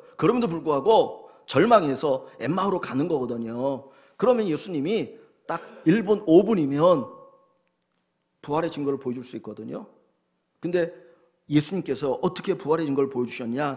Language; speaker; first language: Korean; native; Korean